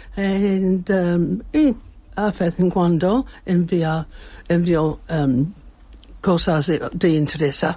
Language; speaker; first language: Spanish; non-native, learner; English